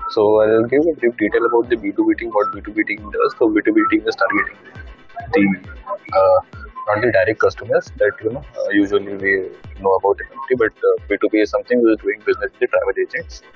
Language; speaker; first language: English; non-native, local second language; Hindi